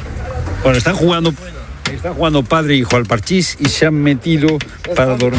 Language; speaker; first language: Spanish; native; Spanish